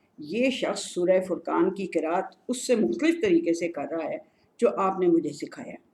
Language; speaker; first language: Urdu; native; Urdu